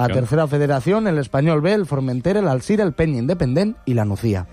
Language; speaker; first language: Spanish; native; Spanish